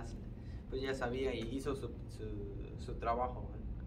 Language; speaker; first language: Spanish; non-native, fluent; Japanese